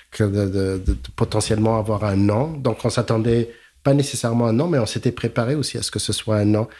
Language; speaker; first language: French; native; French